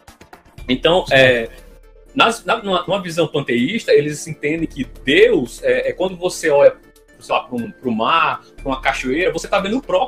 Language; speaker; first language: Portuguese; native; Portuguese